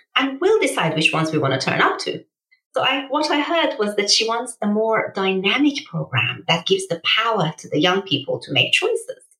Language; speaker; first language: English; early bilingual, other home language; Persian